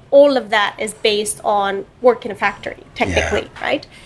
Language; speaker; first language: English; non-native, fluent; Romanian